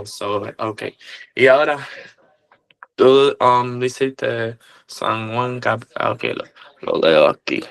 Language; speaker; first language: Spanish; early bilingual, heritage; Spanish